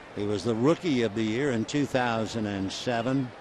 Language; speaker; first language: English; native; English